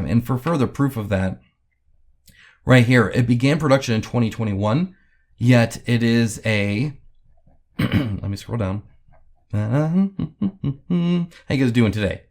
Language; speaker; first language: English; native; English